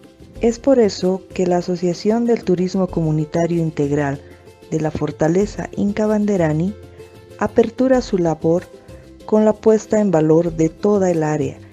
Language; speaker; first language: Spanish; native; Spanish